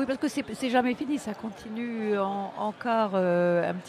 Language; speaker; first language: French; native; French